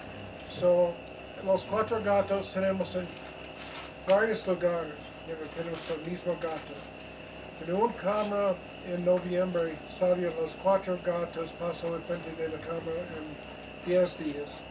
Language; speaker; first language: Spanish; non-native, learner; English